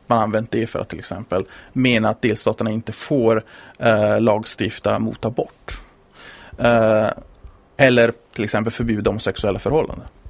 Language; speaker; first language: Swedish; non-native, fluent; Italian